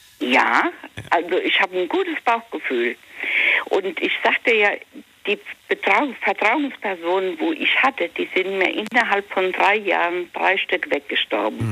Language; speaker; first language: German; native; German